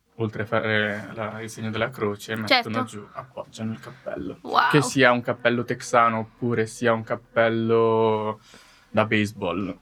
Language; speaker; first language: Italian; native; Italian